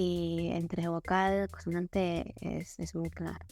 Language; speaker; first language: Spanish; non-native, learner; Indonesian